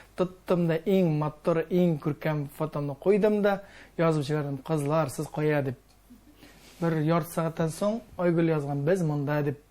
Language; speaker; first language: Tatar; early bilingual, heritage; Tatar